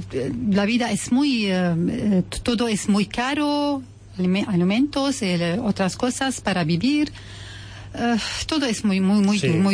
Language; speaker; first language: Spanish; non-native, learner; Arabic